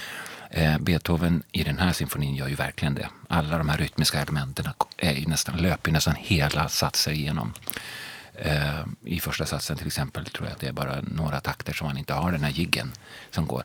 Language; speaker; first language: Swedish; native; Swedish